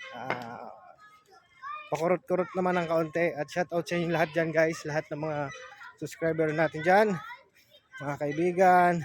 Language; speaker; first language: Filipino; native; Filipino